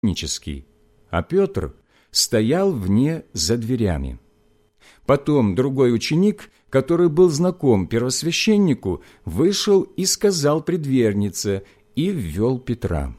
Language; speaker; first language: Russian; native; Russian